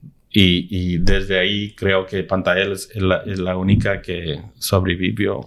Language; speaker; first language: Spanish; early bilingual, heritage; Spanish